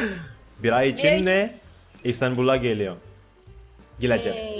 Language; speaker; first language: Turkish; non-native, learner; Indonesian